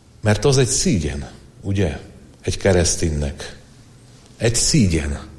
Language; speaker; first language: Hungarian; non-native, fluent; Polish